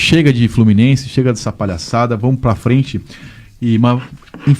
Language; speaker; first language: Portuguese; native; Portuguese